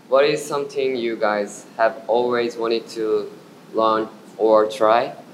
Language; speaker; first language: English; non-native, learner; Japanese